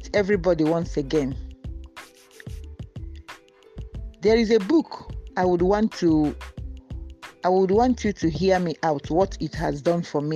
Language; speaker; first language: English; non-native, local second language; Igbo